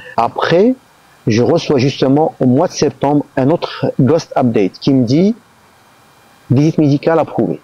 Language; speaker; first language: French; non-native, local second language; Arabic